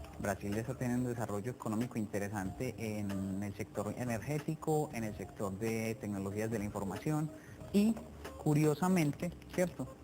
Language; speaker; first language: Spanish; native; Spanish